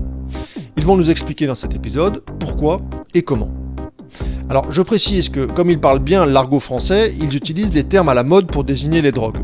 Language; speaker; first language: French; native; French